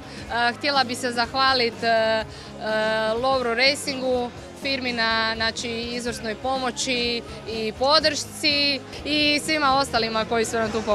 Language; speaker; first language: Croatian; native; Croatian